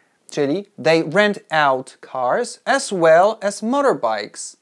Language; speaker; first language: English; non-native, fluent; Polish